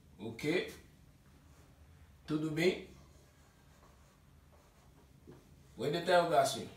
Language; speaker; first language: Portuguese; non-native, learner; Haitian Creole